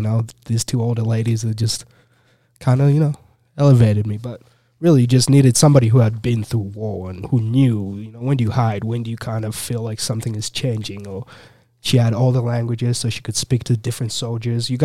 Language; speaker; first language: English; non-native, local second language; Ganda